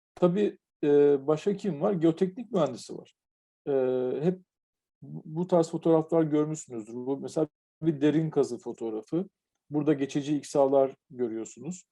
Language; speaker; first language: Turkish; native; Turkish